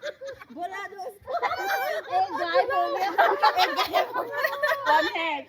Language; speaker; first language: Hindi; non-native, local second language; Rongmei Naga